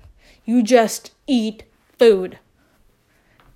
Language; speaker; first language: English; non-native, local second language; Urdu